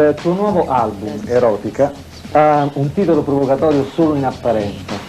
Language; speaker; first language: Italian; native; Italian